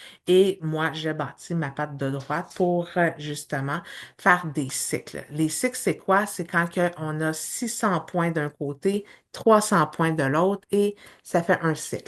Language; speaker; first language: French; native; French